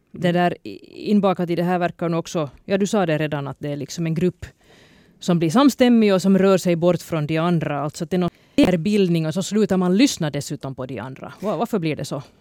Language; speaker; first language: Swedish; native; Swedish